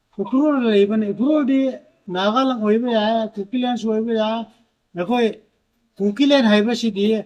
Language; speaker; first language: Manipuri; non-native, local second language; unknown